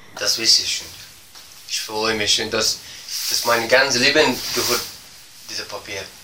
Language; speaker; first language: German; non-native, learner; Persian